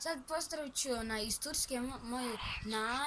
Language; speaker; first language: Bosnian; early bilingual, heritage; Bosnian